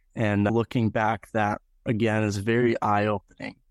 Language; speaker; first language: English; native; English